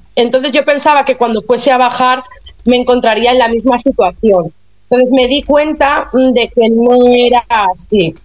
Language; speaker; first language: Spanish; native; Spanish